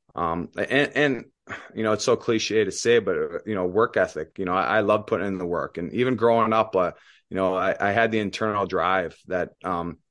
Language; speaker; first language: English; native; English